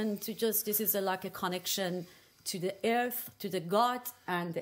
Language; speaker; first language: English; non-native, fluent; Persian